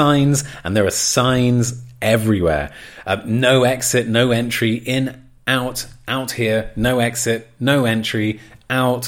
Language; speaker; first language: English; native; English